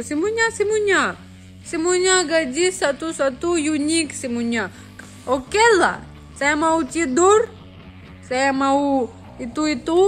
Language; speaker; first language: Indonesian; non-native, learner; Russian